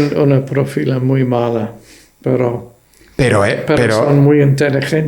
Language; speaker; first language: Spanish; non-native, fluent; English